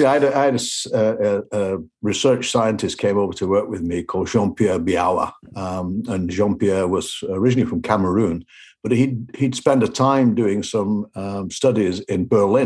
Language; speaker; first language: English; native; English